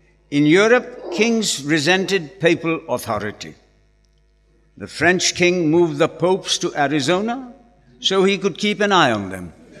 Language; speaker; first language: English; non-native, local second language; Urdu